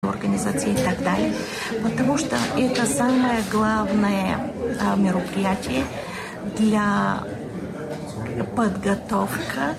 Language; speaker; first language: Russian; non-native, fluent; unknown